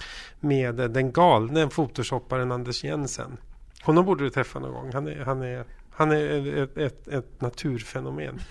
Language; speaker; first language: Swedish; native; Swedish